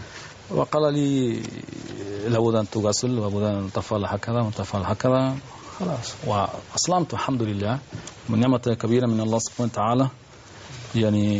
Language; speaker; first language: Arabic; non-native, learner; Spanish